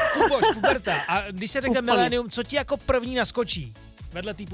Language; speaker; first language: Czech; native; Czech